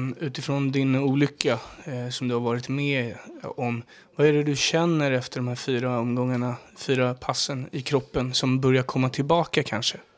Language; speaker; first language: Swedish; native; Swedish